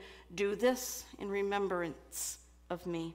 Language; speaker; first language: English; native; English